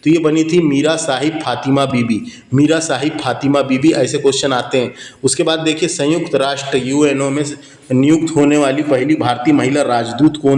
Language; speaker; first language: Hindi; native; Hindi